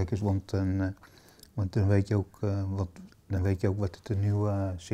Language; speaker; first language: Dutch; native; Dutch